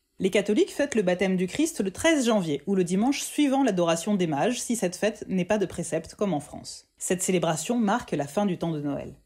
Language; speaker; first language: French; native; French